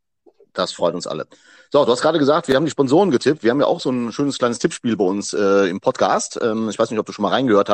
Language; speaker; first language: German; native; German